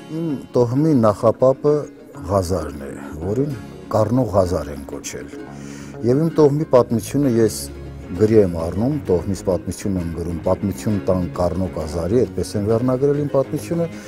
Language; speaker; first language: Armenian; native; Armenian